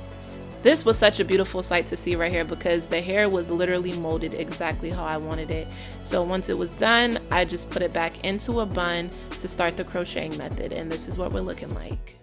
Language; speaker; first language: English; native; English